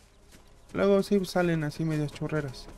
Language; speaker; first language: Spanish; native; Spanish